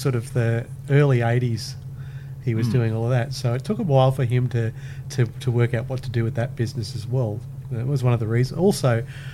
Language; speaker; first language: English; native; English